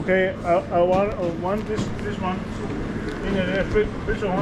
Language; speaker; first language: English; non-native, learner; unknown